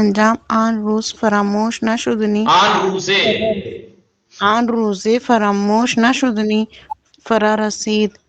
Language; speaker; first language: Persian; non-native, learner; Urdu